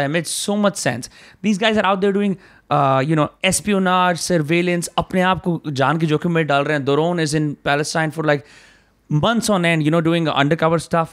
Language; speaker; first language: English; non-native, local second language; Hindi